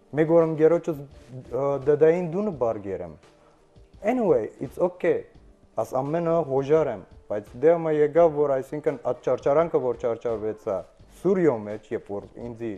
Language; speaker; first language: Armenian; early bilingual, heritage; Armenian